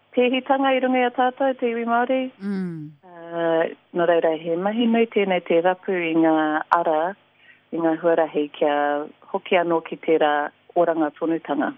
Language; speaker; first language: Māori; non-native, local second language; English